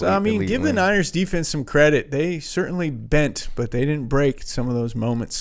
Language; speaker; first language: English; native; English